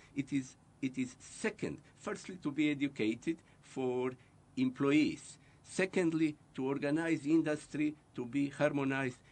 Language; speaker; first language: English; non-native, fluent; Croatian